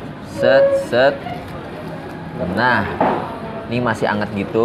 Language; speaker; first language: Indonesian; native; Indonesian